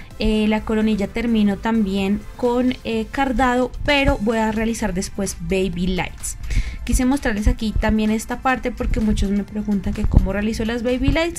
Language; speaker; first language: Spanish; native; Spanish